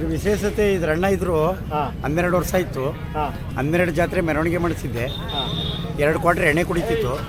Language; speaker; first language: Kannada; native; Kannada